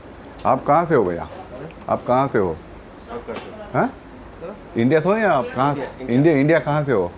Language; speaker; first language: Hindi; non-native, local second language; Kannada